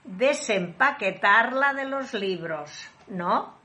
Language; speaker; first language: Spanish; non-native, local second language; Catalan